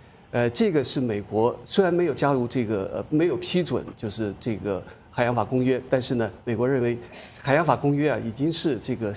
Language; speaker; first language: Chinese; native; Chinese